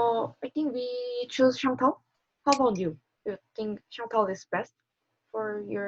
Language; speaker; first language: English; non-native, learner; Korean